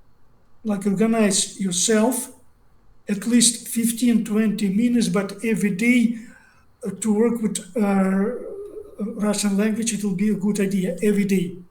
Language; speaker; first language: English; non-native, learner; Russian